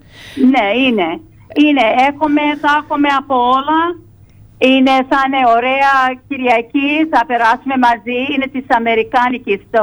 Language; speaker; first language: Greek; early bilingual, heritage; Greek